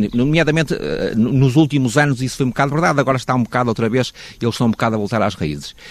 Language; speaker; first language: Portuguese; native; Portuguese